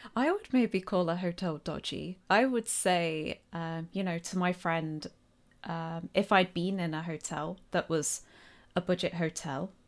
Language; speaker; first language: English; native; English